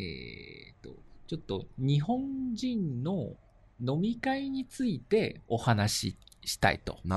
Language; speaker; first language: Japanese; native; Japanese